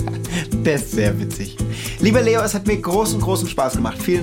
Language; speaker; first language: German; native; German